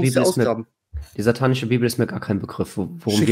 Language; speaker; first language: German; native; German